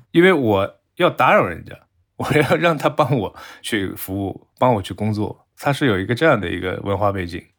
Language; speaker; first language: Chinese; non-native, fluent; Japanese